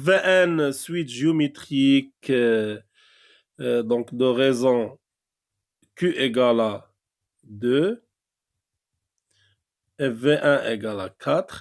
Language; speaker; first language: French; non-native, local second language; Arabic